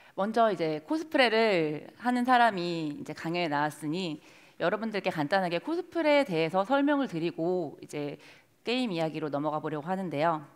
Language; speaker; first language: Korean; native; Korean